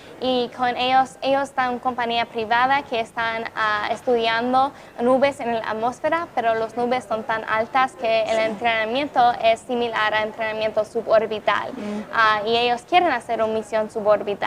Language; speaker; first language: Spanish; non-native, fluent; English